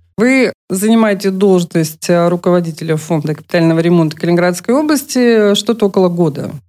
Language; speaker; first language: Russian; native; Russian